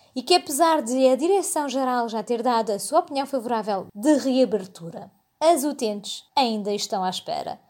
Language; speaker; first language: Portuguese; early bilingual, heritage; Portuguese